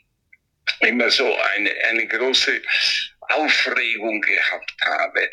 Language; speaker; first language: German; non-native, fluent; Italian